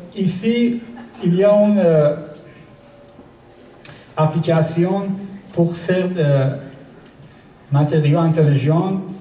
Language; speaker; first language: French; non-native, learner; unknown